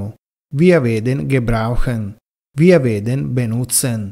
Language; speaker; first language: German; non-native, fluent; Italian